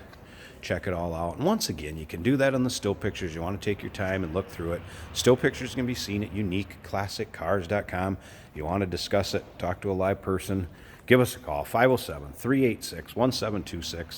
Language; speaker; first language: English; native; English